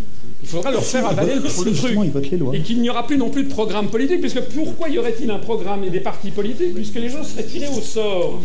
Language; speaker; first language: French; native; French